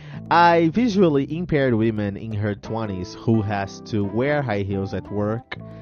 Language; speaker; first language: English; non-native, fluent; Portuguese